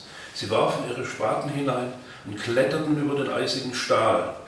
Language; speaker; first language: German; native; German